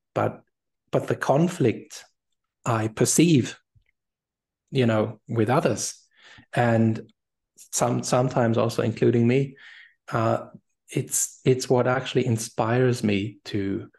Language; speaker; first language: English; non-native, fluent; German